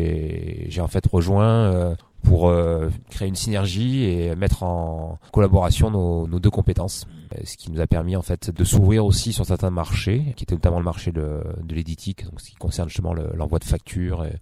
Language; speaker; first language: French; native; French